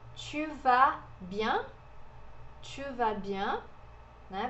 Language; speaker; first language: French; non-native, fluent; Portuguese